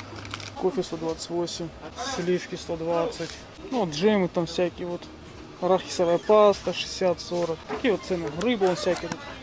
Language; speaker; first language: Russian; native; Russian